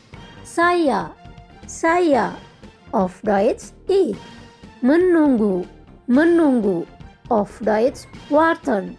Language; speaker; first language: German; non-native, fluent; Indonesian